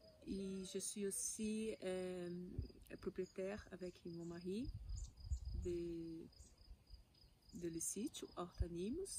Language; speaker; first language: French; non-native, fluent; Portuguese